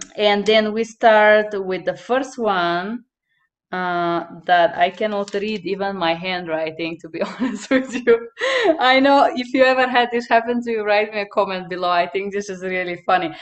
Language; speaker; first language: English; non-native, fluent; Bulgarian